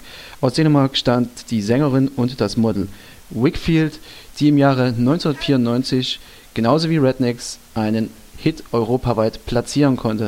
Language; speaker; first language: German; native; German